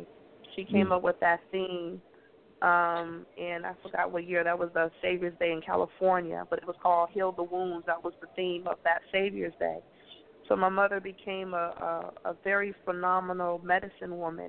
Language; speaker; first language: English; native; English